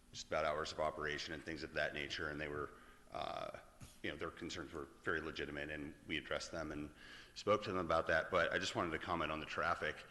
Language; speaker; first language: English; native; English